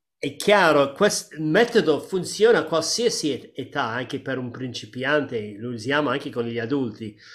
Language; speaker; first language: Italian; non-native, fluent; English